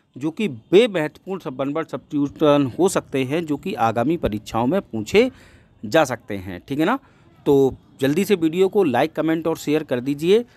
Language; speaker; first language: Hindi; native; Hindi